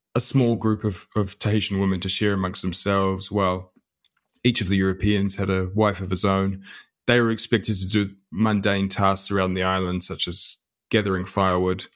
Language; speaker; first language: English; native; English